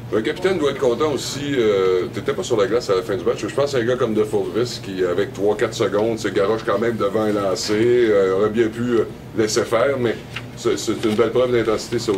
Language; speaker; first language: French; native; French